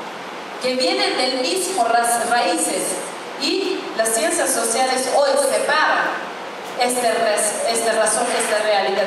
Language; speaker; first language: Spanish; non-native, fluent; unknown